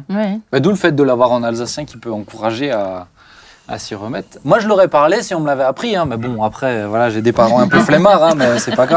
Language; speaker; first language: French; native; French